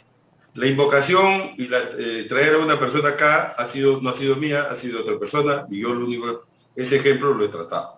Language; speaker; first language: Spanish; native; Spanish